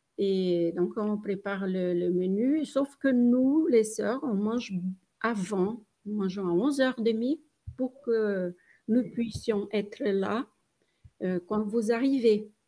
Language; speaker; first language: French; non-native, fluent; Portuguese